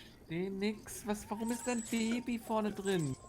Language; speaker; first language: German; native; German